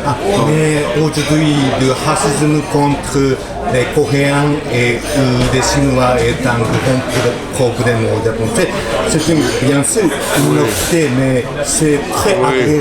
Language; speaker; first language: French; non-native, learner; Japanese